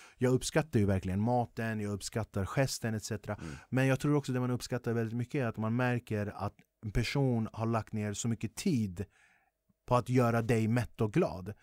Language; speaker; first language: Swedish; early bilingual, other home language; Kurdish